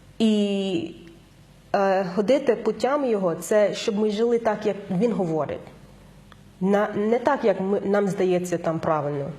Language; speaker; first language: Ukrainian; non-native, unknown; English